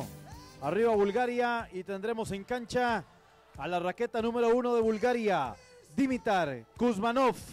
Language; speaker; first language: Spanish; native; Spanish